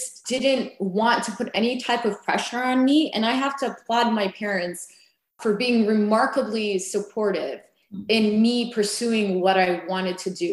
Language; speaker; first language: English; native; English